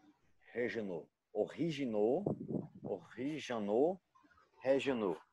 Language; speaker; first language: French; non-native, learner; Portuguese